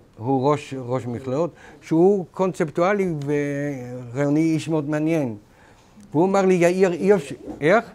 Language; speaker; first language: Hebrew; non-native, fluent; German